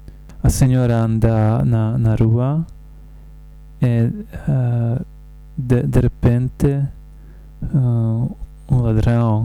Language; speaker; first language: Portuguese; non-native, learner; English